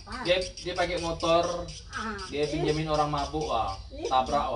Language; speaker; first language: Indonesian; native; Indonesian